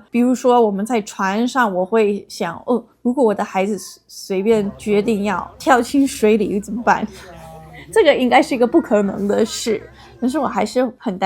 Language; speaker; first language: Chinese; non-native, fluent; English